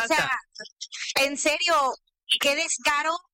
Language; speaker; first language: Spanish; native; Spanish